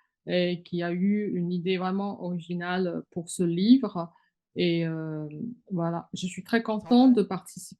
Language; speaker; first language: French; non-native, fluent; Chinese